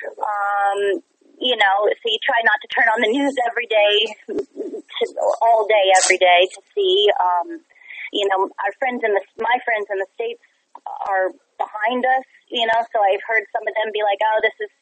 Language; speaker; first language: English; native; English